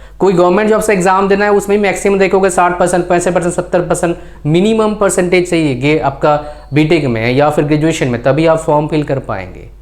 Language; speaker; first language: Hindi; native; Hindi